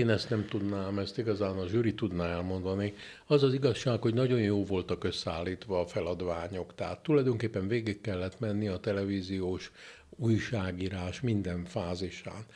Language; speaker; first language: Hungarian; native; Hungarian